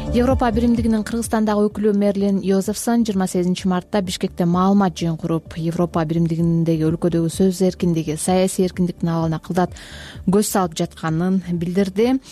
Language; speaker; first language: Kyrgyz; native; Kyrgyz